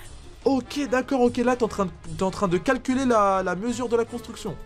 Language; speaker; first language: French; native; French